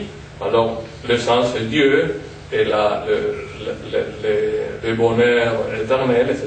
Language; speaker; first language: French; non-native, fluent; Spanish